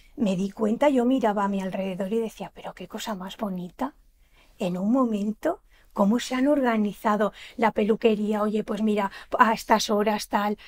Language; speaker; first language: Spanish; native; Spanish